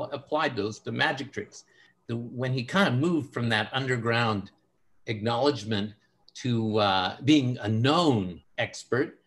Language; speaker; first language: English; native; English